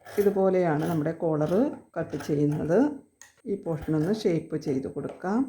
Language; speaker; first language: Malayalam; native; Malayalam